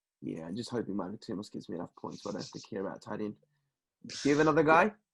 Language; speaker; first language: English; native; English